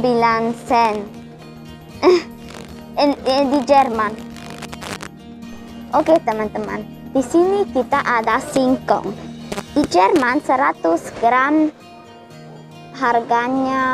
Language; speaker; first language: Indonesian; early bilingual, heritage; German